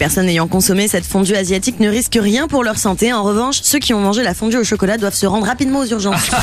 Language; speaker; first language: French; native; French